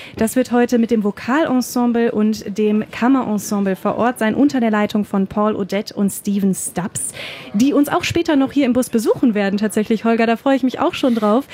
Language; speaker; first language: German; native; German